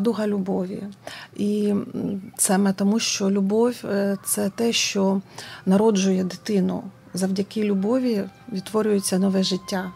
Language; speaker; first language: Ukrainian; non-native, local second language; Russian